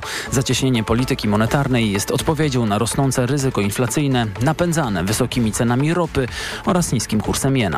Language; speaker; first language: Polish; native; Polish